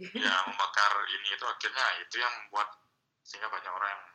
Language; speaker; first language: Indonesian; native; Indonesian